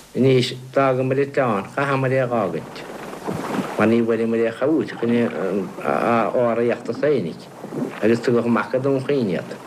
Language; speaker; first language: Irish; native; Irish